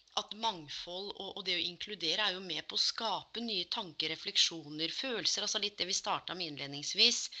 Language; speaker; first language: Norwegian; native; Norwegian